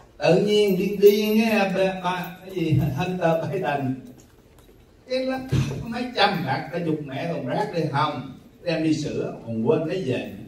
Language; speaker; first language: Vietnamese; native; Vietnamese